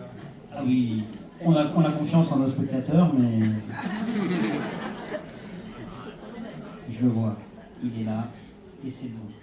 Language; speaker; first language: French; native; French